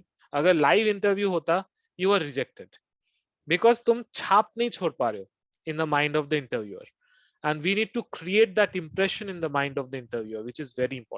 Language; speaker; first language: English; non-native, fluent; Hindi